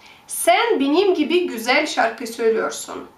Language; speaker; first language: Turkish; non-native, fluent; Russian